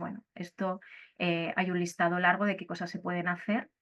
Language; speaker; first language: Spanish; native; Spanish